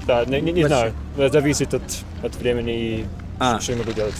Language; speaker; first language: Russian; non-native, learner; English